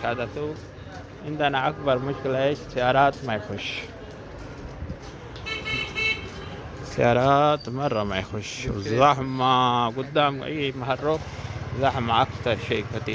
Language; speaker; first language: Arabic; non-native, learner; Urdu